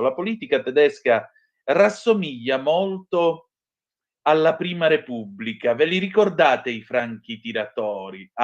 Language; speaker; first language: Italian; native; Italian